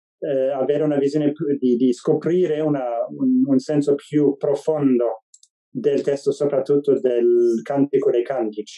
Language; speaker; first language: Italian; non-native, fluent; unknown